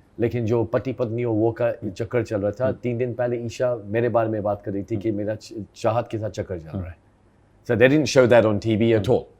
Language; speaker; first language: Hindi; early bilingual, heritage; Hindi